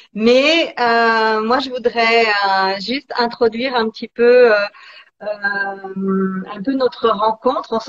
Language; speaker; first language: French; early bilingual, other home language; Italian